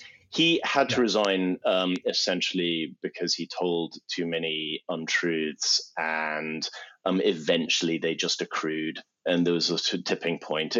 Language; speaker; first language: English; native; English